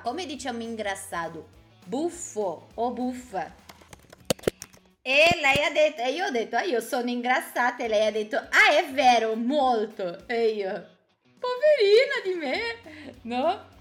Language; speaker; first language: Italian; non-native, fluent; Portuguese